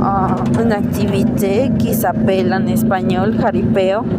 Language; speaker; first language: French; non-native, learner; Spanish